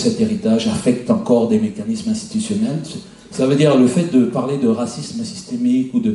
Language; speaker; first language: French; native; French